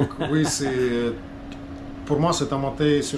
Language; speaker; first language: French; non-native, learner; Russian